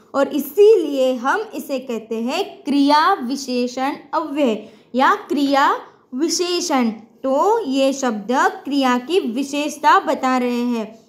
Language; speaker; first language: Hindi; non-native, local second language; Marathi